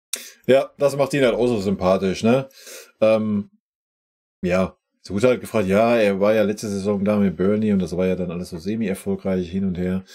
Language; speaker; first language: German; native; German